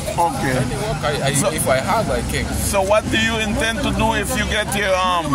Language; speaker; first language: English; non-native, learner; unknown